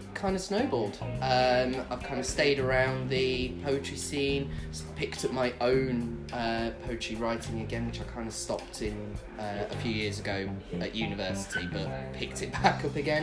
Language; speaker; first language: English; native; English